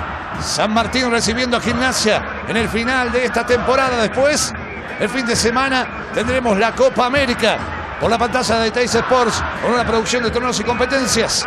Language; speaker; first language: Spanish; native; Spanish